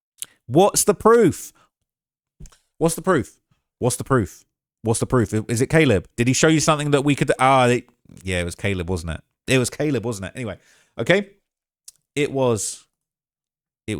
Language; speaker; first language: English; native; English